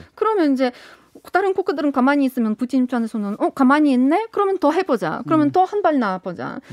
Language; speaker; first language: Korean; non-native, fluent; Ukrainian